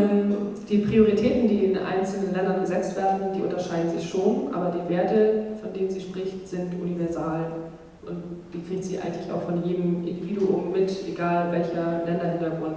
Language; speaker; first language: German; native; German